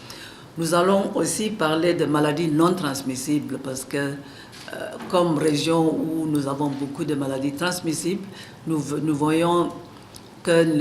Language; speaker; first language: French; non-native, fluent; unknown